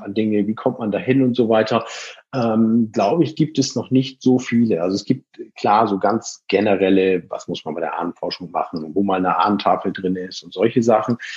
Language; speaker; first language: German; native; German